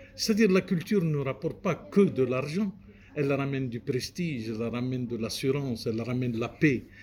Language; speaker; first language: French; non-native, local second language; Arabic